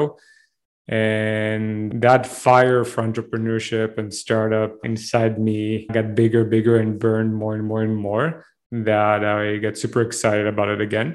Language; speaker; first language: English; non-native, fluent; Hebrew